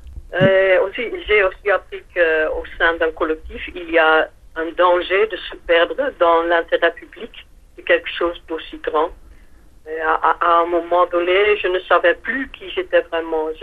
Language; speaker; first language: French; non-native, fluent; Dutch